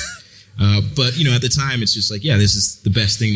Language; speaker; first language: English; early bilingual, other home language; French